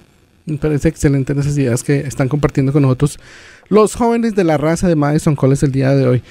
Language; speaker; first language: Spanish; native; Spanish